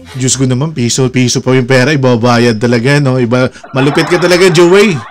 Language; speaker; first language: Filipino; non-native, local second language; Waray